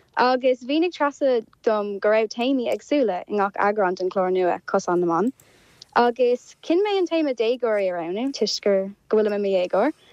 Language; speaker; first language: Irish; non-native, local second language; English